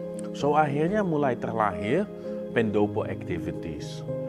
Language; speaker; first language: Indonesian; non-native, fluent; Dutch